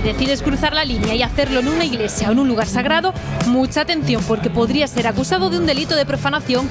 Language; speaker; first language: Spanish; native; Spanish